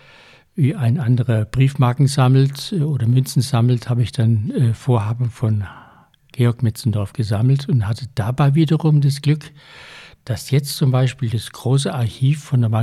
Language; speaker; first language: German; native; German